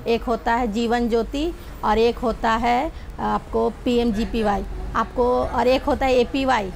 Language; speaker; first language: Hindi; native; Hindi